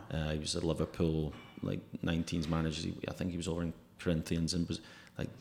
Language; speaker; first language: English; native; English